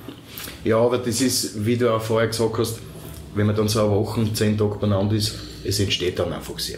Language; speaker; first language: German; native; German